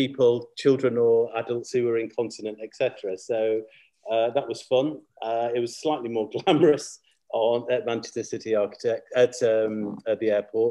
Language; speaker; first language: English; native; English